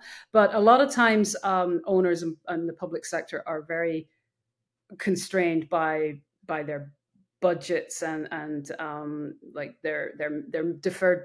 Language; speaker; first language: English; native; English